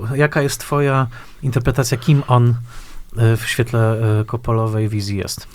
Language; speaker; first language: Polish; native; Polish